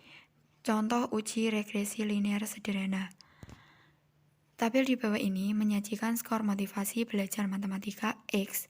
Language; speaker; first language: Indonesian; native; Indonesian